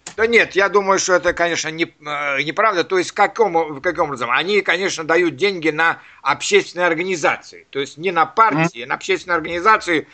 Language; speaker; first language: Russian; native; Russian